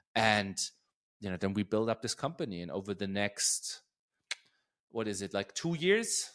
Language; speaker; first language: English; non-native, fluent; German